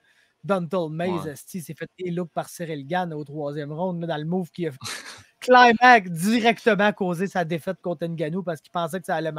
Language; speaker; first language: French; native; French